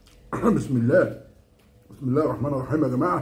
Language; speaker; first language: Arabic; native; Arabic